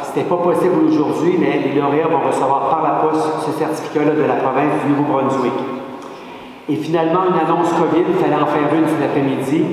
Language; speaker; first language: French; native; French